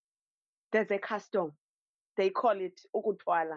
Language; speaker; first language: English; non-native, local second language; Xhosa